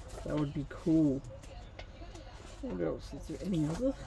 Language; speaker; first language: English; native; English